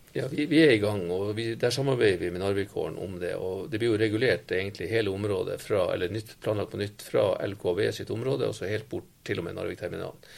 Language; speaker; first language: Norwegian; native; Norwegian